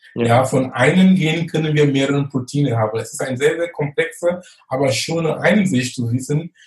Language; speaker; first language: German; non-native, fluent; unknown